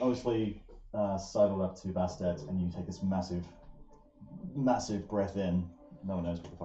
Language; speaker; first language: English; native; English